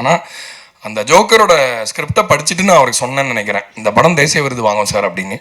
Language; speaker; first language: Tamil; native; Tamil